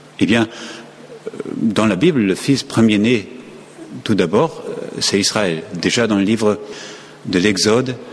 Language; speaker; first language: French; non-native, fluent; German